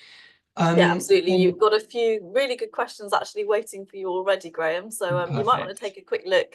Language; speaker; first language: English; native; English